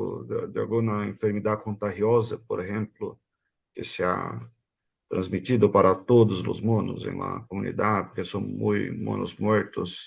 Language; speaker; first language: Spanish; non-native, fluent; Portuguese